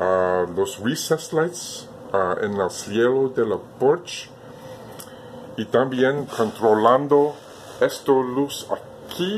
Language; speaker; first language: Spanish; non-native, learner; English